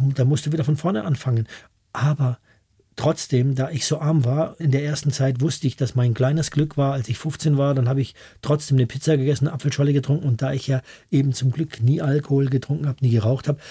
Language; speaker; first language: German; native; German